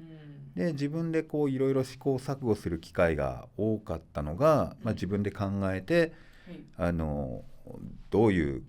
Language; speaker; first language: Japanese; native; Japanese